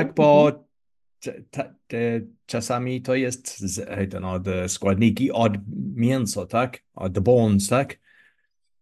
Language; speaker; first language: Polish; non-native, learner; English